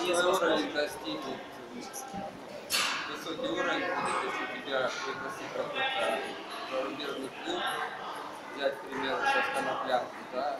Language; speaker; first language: Russian; native; Russian